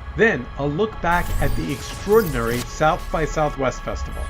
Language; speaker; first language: English; native; English